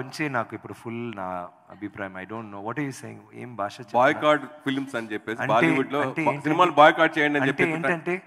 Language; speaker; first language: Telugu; non-native, learner; Tamil